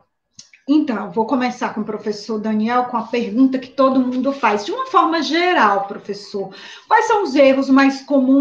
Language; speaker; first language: Portuguese; native; Portuguese